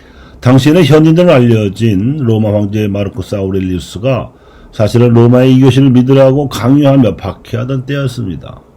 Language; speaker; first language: Korean; native; Korean